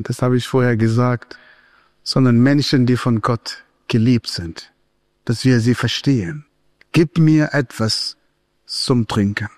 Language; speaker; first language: German; non-native, fluent; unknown